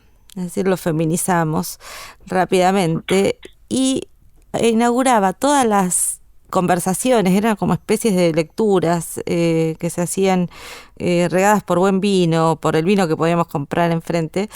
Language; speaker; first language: Spanish; native; Spanish